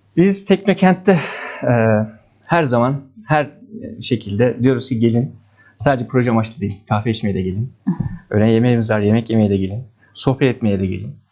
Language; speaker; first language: Turkish; native; Turkish